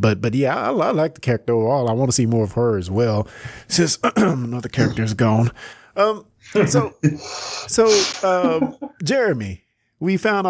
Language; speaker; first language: English; native; English